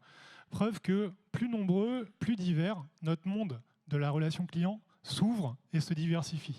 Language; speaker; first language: French; native; French